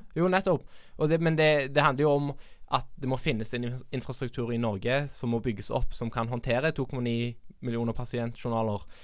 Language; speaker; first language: Norwegian; native; Norwegian